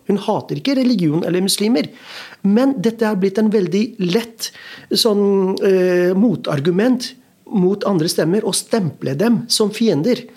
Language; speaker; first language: Norwegian; early bilingual, other home language; Urdu